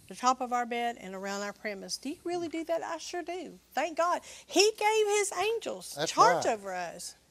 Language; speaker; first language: English; native; English